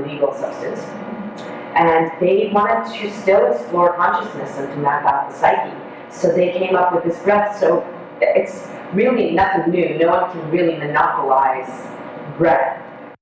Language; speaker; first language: English; non-native, fluent; Hebrew